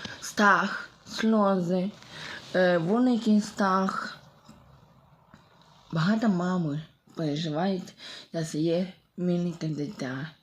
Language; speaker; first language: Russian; non-native, local second language; Ukrainian